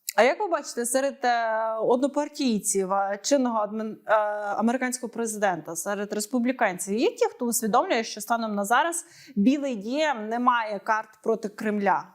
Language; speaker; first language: Ukrainian; native; Ukrainian